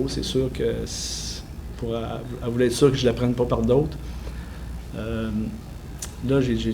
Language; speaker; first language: French; native; French